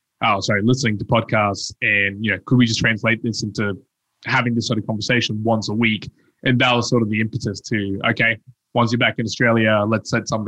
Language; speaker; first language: English; early bilingual, other home language; Spanish